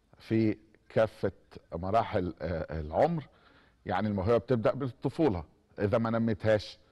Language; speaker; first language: Arabic; native; Arabic